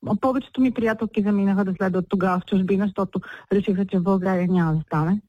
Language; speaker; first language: Bulgarian; native; Bulgarian